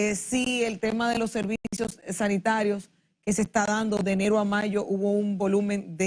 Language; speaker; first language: Spanish; native; Spanish